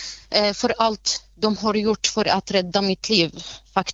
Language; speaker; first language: Swedish; non-native, fluent; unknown